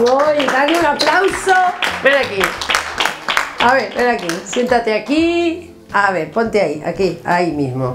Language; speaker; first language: Spanish; native; Spanish